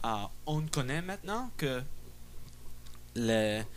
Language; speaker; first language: French; non-native, fluent; English